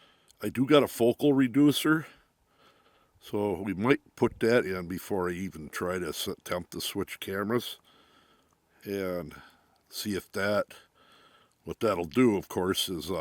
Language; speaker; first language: English; native; English